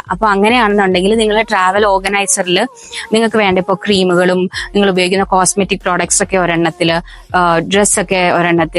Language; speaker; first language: Malayalam; native; Malayalam